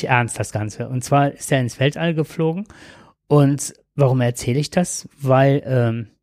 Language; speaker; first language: German; native; German